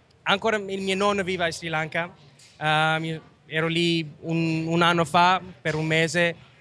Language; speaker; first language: Italian; non-native, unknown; Sinhala